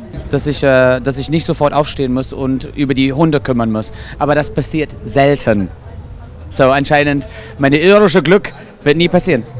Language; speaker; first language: German; non-native, fluent; English